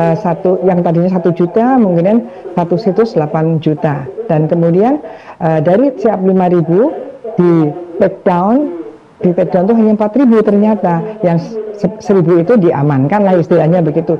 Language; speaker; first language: Indonesian; native; Indonesian